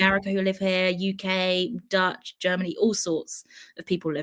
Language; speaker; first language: English; native; English